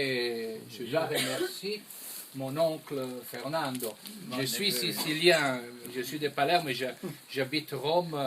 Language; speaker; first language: French; non-native, fluent; Italian